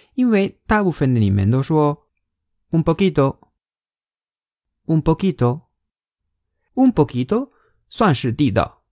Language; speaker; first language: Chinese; non-native, fluent; Spanish